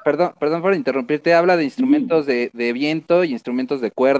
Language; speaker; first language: Spanish; native; Spanish